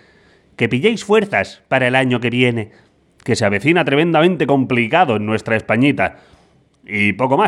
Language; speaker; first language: Spanish; native; Spanish